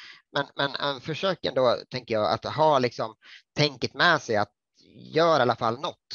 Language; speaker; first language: Swedish; native; Swedish